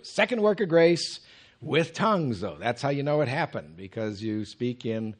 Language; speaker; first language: English; native; English